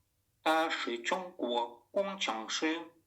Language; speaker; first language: Chinese; non-native, learner; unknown